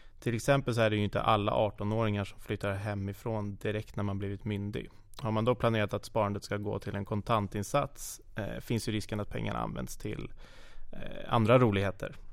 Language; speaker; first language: Swedish; native; Swedish